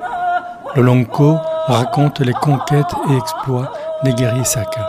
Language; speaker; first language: French; native; French